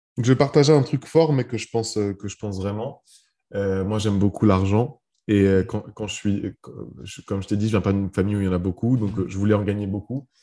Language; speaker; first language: French; early bilingual, other home language; Arabic